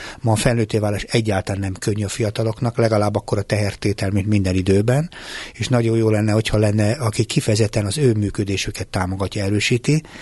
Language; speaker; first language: Hungarian; native; Hungarian